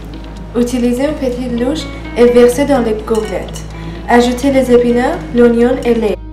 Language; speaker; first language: French; non-native, learner; English